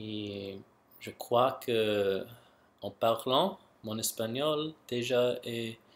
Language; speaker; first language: French; non-native, local second language; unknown